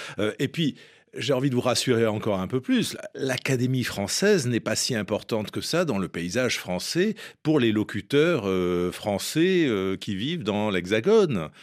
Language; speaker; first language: French; native; French